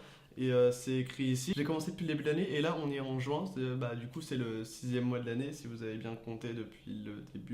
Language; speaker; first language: French; native; French